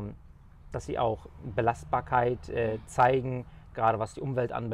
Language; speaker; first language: German; native; German